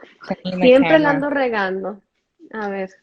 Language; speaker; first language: Spanish; early bilingual, heritage; Spanish